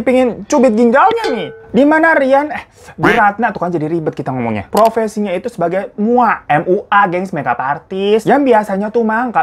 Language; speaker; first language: Indonesian; native; Indonesian